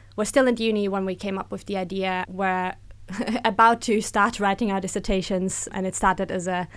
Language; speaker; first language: English; non-native, fluent; German